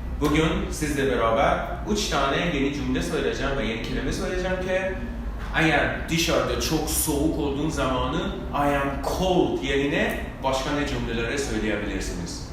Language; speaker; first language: Turkish; non-native, fluent; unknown